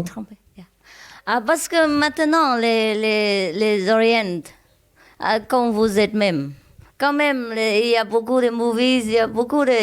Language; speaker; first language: French; non-native, learner; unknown